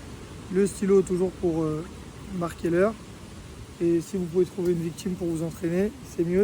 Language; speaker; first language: French; native; French